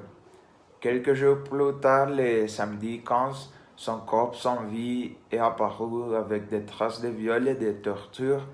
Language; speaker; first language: French; non-native, learner; Spanish